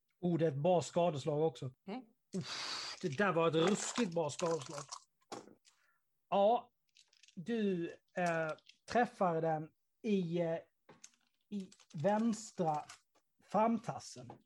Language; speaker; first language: Swedish; native; Swedish